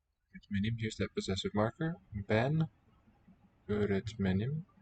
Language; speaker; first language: Turkish; non-native, learner; English